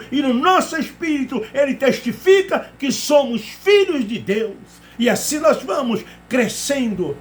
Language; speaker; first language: Portuguese; native; Portuguese